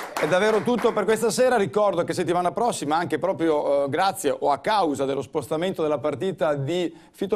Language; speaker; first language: Italian; native; Italian